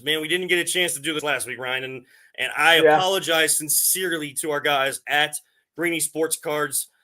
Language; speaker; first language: English; native; English